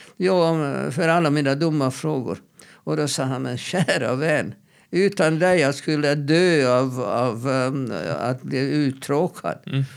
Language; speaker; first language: Swedish; non-native, fluent; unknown